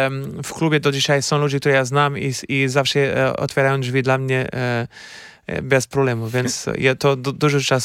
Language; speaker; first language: Polish; non-native, fluent; Portuguese